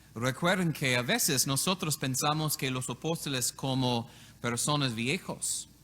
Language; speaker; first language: Spanish; non-native, learner; English